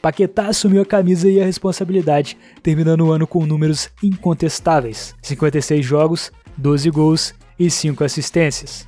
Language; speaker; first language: Portuguese; native; Portuguese